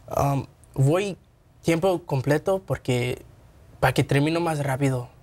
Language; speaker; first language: Spanish; early bilingual, heritage; Spanish